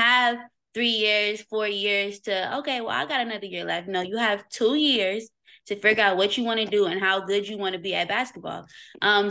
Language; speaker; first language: English; native; English